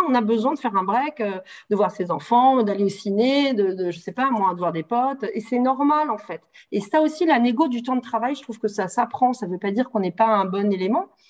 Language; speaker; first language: French; native; French